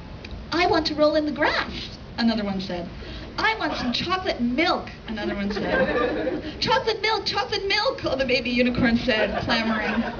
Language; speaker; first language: English; native; English